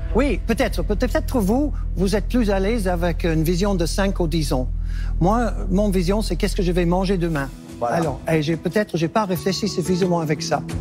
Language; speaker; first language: French; non-native, fluent; English